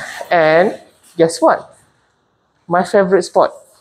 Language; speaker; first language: English; non-native, local second language; Malay